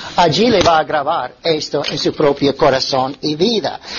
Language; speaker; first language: Spanish; non-native, fluent; English